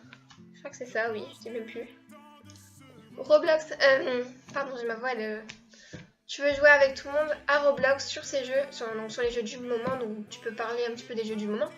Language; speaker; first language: French; native; French